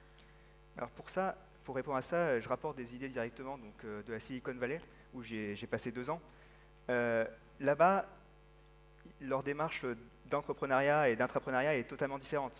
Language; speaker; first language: French; native; French